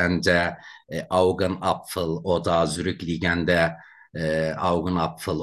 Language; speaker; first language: German; non-native, learner; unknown